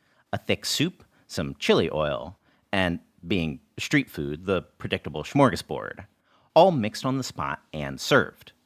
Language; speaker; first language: English; native; English